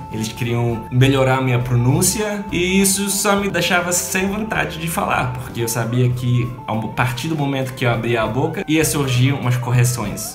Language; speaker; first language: Portuguese; non-native, fluent; English